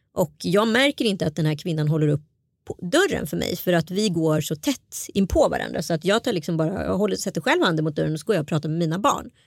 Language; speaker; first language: Swedish; early bilingual, other home language; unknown